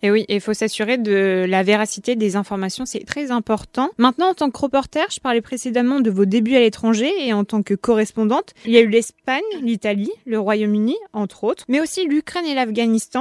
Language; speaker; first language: French; native; French